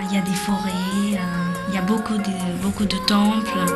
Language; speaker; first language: French; non-native, learner; Tamil